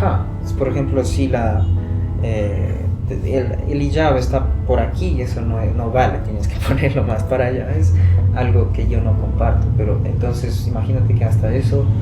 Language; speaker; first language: Spanish; non-native, fluent; Persian